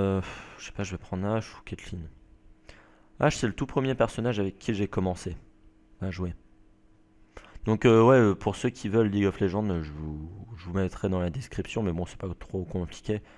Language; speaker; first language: French; native; French